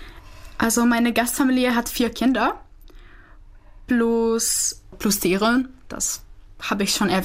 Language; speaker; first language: German; non-native, fluent; Czech